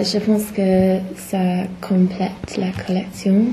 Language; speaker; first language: French; non-native, learner; English